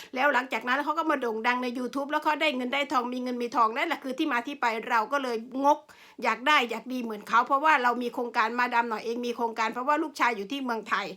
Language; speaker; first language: Thai; non-native, local second language; Northeastern Thai